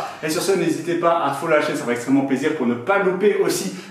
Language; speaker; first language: French; native; French